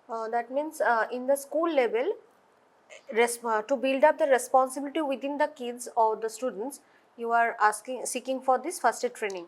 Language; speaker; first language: English; non-native, local second language; Bangla